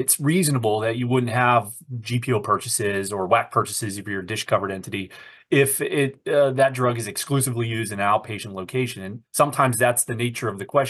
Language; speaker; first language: English; native; English